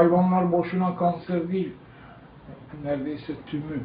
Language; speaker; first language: Turkish; native; Turkish